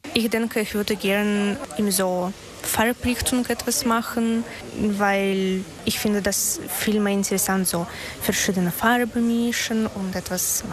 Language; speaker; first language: German; non-native, learner; Russian